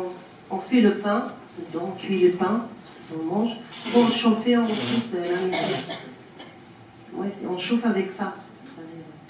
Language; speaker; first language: French; non-native, learner; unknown